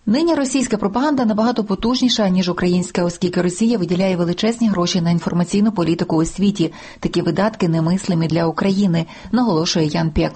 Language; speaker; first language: Ukrainian; native; Ukrainian